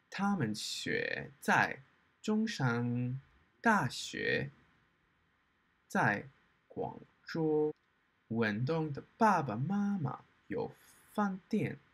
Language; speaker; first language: Chinese; non-native, learner; English